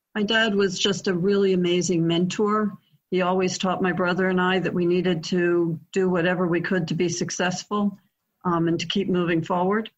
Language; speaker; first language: English; native; English